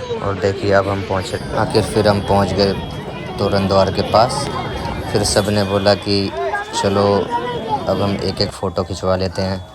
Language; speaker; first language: Hindi; native; Hindi